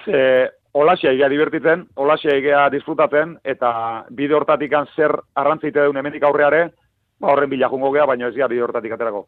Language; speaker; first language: Basque; native; Basque